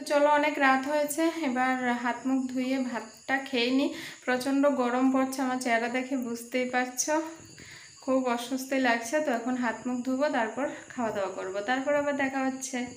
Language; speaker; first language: Bangla; native; Bangla